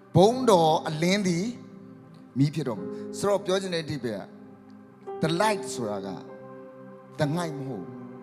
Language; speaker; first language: Burmese; non-native, local second language; S'gaw Karen